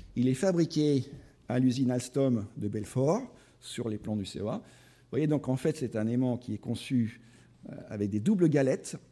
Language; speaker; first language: French; native; French